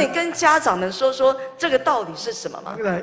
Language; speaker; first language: Chinese; native; Chinese